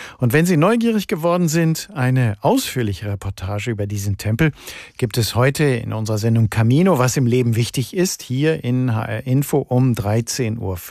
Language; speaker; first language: German; native; German